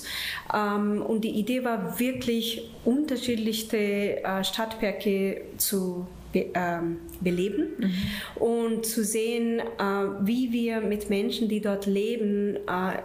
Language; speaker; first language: German; non-native, fluent; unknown